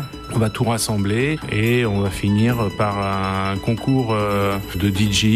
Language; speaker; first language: French; native; French